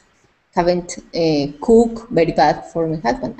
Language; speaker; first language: English; non-native, learner; Spanish